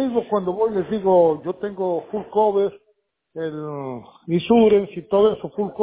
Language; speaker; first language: Spanish; native; Spanish